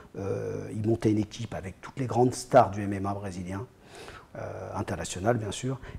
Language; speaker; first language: French; native; French